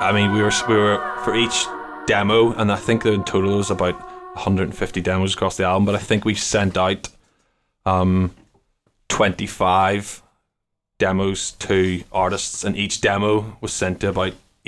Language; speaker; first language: English; native; English